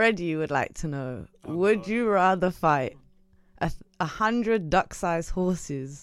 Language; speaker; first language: English; native; English